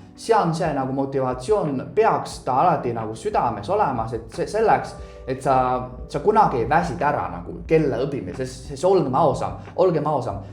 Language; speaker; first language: Estonian; non-native, fluent; Chinese